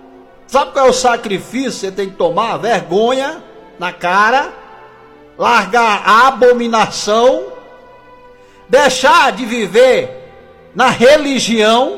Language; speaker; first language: Portuguese; native; Portuguese